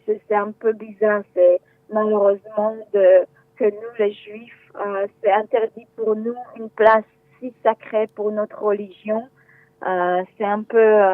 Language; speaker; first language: French; non-native, fluent; Hebrew